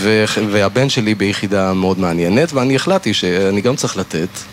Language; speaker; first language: Hebrew; native; Hebrew